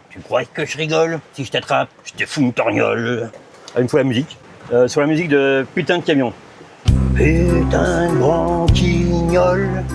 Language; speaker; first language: French; native; French